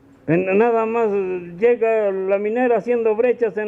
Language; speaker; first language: Spanish; native; Spanish